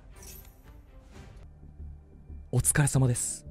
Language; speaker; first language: Japanese; native; Japanese